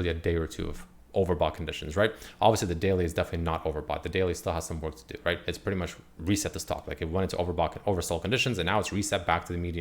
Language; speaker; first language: English; native; English